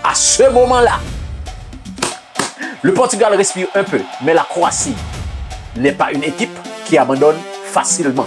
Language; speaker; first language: French; non-native, local second language; Haitian Creole